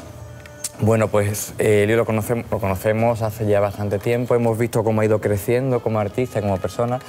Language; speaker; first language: Spanish; native; Spanish